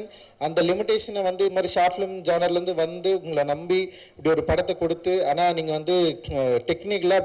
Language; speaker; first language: Tamil; native; Tamil